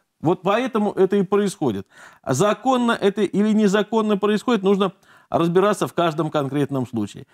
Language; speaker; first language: Russian; native; Russian